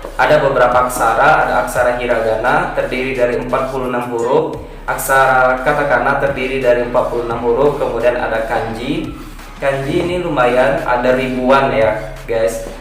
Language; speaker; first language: Indonesian; native; Indonesian